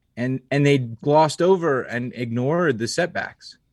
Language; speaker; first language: English; native; English